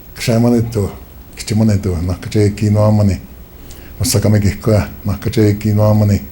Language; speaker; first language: English; early bilingual, other home language; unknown